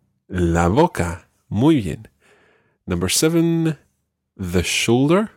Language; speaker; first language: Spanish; non-native, fluent; English